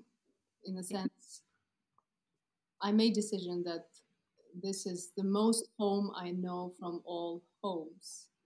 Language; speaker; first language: English; non-native, fluent; Kazakh